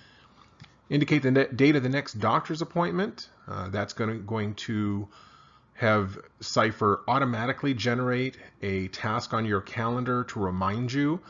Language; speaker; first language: English; native; English